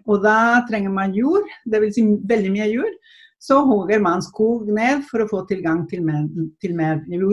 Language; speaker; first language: Norwegian; non-native, fluent; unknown